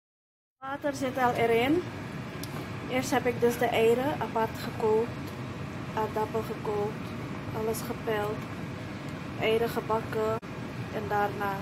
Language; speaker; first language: Dutch; non-native, local second language; Caribbean Hindustani